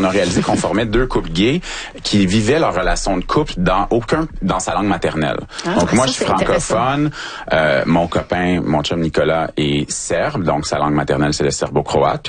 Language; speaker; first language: French; native; French